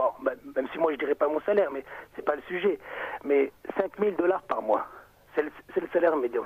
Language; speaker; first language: French; native; French